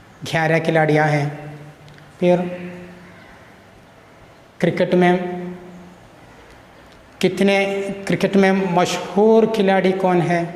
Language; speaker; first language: Hindi; non-native, local second language; Malayalam